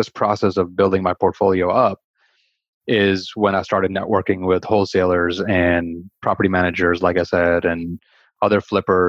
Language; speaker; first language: English; early bilingual, other home language; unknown